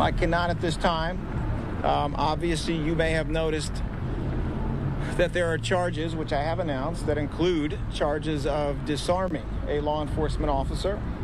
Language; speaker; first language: English; native; English